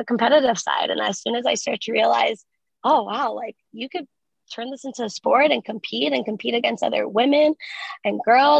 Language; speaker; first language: English; early bilingual, other home language; Spanish